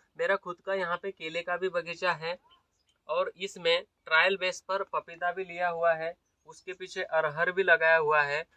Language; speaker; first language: Hindi; non-native, local second language; Marathi